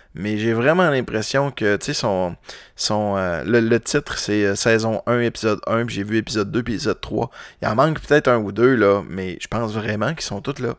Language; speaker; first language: French; native; French